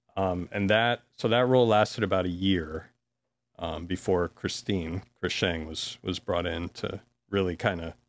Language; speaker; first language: English; native; English